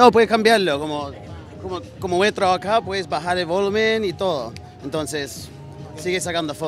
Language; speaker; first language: Spanish; early bilingual, heritage; English